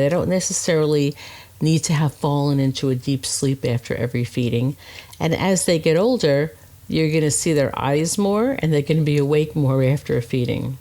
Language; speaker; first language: English; native; English